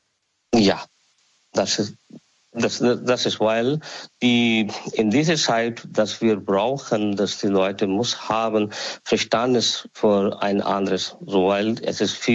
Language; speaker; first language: German; non-native, learner; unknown